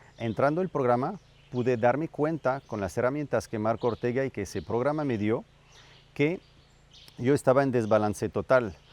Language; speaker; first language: Spanish; non-native, fluent; French